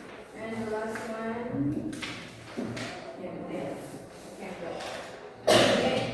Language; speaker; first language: English; non-native, learner; Indonesian